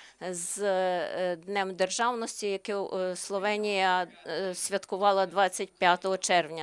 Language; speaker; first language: Ukrainian; non-native, learner; Slovenian